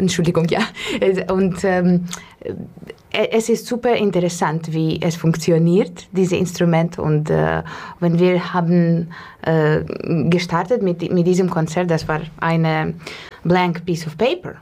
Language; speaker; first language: German; non-native, learner; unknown